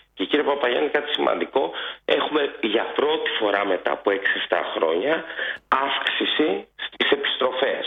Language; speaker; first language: Greek; native; Greek